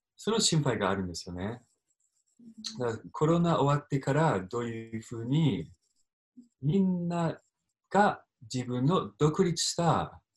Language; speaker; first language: Japanese; non-native, fluent; English